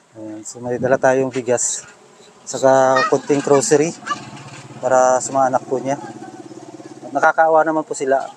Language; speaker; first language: Filipino; non-native, local second language; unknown